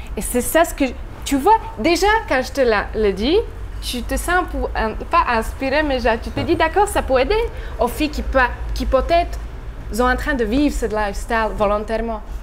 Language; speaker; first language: French; non-native, fluent; Slovak